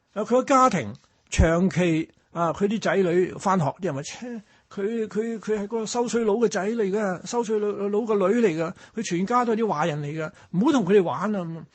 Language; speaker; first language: Cantonese; early bilingual, other home language; Chinese